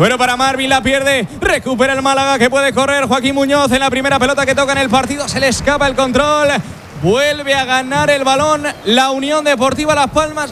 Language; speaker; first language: Spanish; native; Spanish